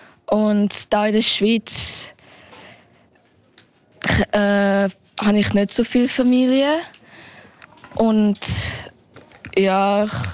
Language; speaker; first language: German; early bilingual, heritage; Thai